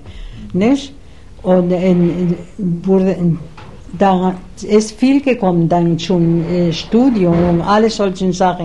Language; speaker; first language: German; non-native, fluent; Spanish